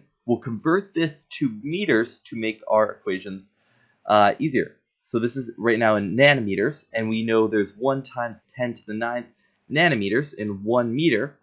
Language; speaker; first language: English; native; English